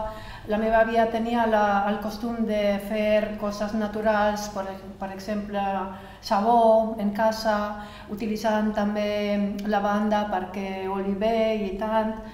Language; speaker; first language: Catalan; non-native, fluent; Romanian